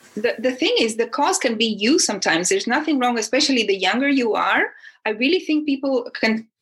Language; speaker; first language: English; non-native, fluent; Spanish